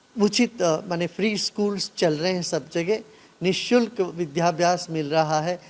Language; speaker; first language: Hindi; non-native, local second language; Kannada